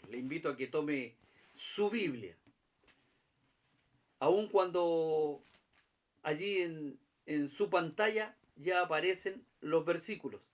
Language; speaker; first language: Spanish; native; Spanish